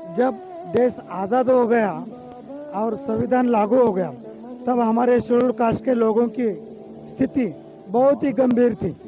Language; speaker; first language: Hindi; non-native, local second language; Kannada